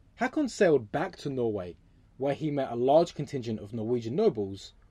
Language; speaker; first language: English; native; English